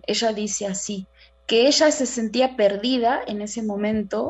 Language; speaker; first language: Spanish; native; Spanish